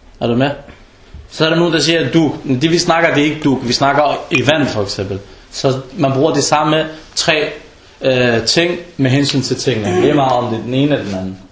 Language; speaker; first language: Danish; non-native, fluent; Arabic